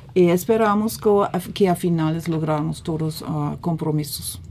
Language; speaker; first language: Spanish; non-native, fluent; German